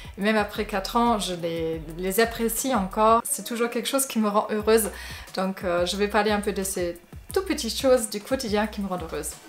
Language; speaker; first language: French; non-native, fluent; German